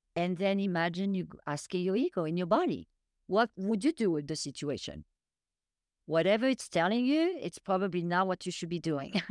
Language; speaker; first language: English; non-native, fluent; French